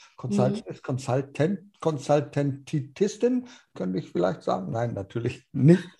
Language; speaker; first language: German; early bilingual, heritage; Danish